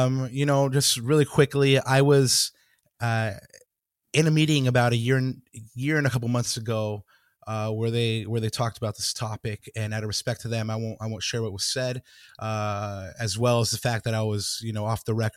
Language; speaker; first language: English; early bilingual, other home language; Spanish